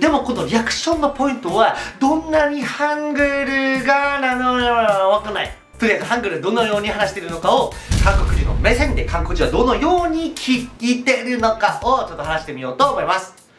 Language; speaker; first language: Japanese; non-native, fluent; Korean